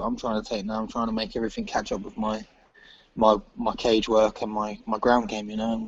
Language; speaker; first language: English; native; English